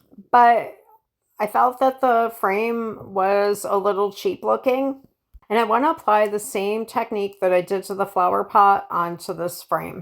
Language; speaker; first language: English; native; English